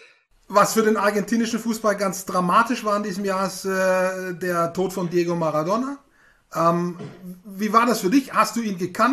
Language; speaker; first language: German; native; German